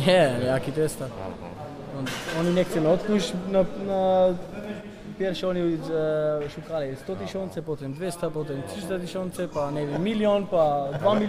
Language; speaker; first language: Polish; non-native, learner; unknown